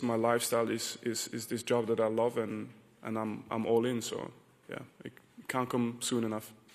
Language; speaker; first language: English; non-native, fluent; French